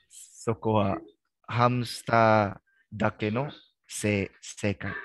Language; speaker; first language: Japanese; non-native, learner; English